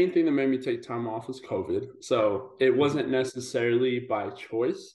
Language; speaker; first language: English; native; English